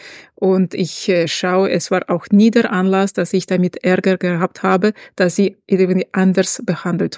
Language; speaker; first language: German; non-native, fluent; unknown